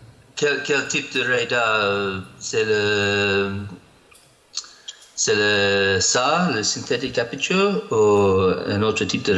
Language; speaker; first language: French; non-native, learner; English